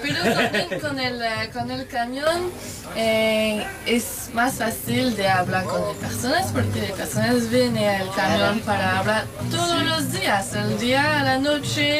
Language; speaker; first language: Spanish; non-native, learner; French